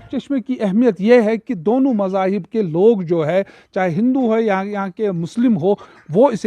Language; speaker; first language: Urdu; non-native, local second language; Kashmiri